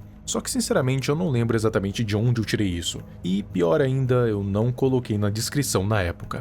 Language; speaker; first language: Portuguese; native; Portuguese